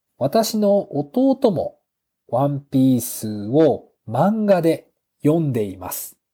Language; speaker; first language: Japanese; native; Japanese